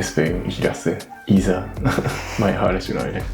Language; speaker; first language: German; non-native, learner; Japanese